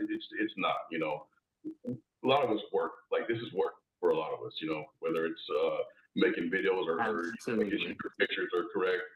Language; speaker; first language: English; native; English